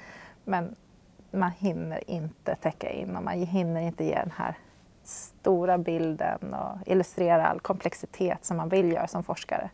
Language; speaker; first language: Swedish; native; Swedish